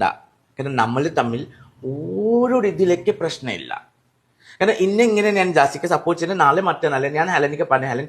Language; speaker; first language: Malayalam; non-native, fluent; Assamese